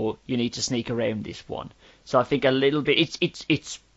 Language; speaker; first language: English; native; English